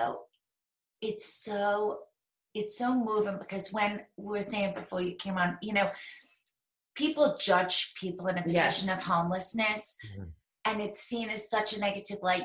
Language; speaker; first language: English; native; English